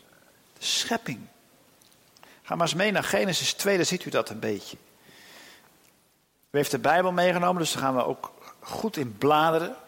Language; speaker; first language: Dutch; native; Dutch